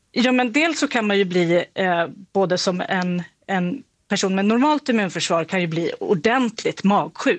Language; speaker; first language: Swedish; native; Swedish